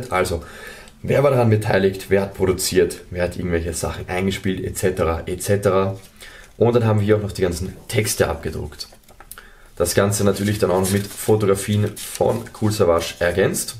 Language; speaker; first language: German; native; German